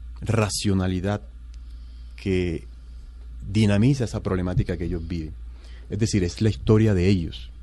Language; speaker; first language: Spanish; native; Spanish